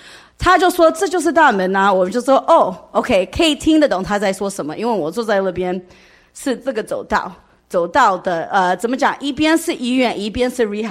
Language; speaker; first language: Chinese; early bilingual, heritage; English